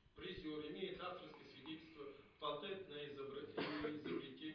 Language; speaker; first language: Russian; non-native, local second language; Kazakh